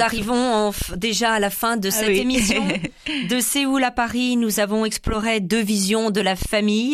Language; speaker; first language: French; native; French